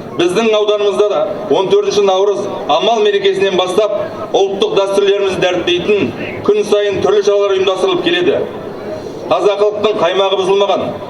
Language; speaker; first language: Kazakh; native; Kazakh